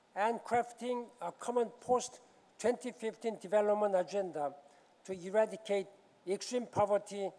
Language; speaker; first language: English; non-native, fluent; Korean